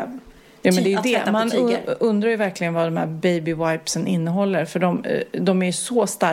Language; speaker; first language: Swedish; native; Swedish